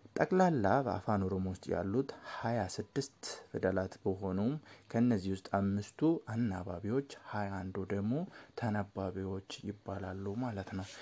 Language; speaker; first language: Amharic; non-native, local second language; Oromo